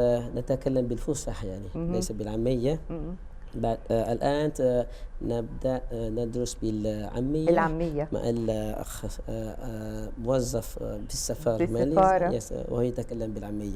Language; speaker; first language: Arabic; non-native, fluent; Malay